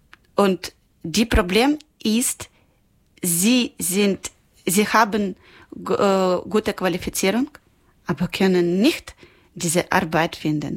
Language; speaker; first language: German; non-native, learner; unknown